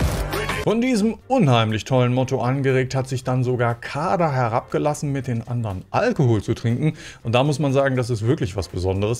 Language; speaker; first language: German; native; German